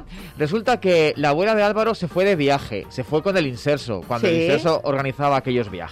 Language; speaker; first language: Spanish; native; Spanish